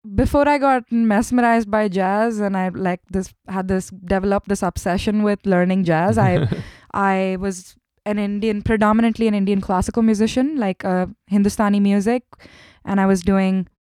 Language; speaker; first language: English; non-native, local second language; Tamil